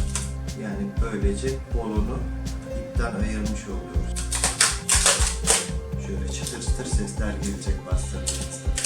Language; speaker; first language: Turkish; native; Turkish